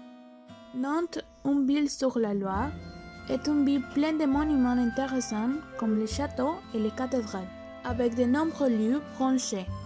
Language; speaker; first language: French; non-native, learner; Spanish